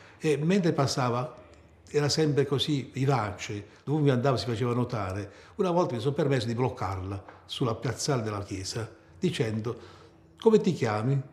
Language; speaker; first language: Italian; native; Italian